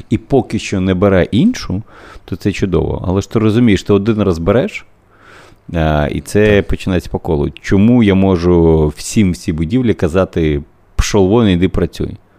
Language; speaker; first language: Ukrainian; native; Ukrainian